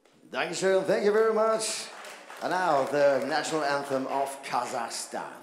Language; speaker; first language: English; non-native, fluent; German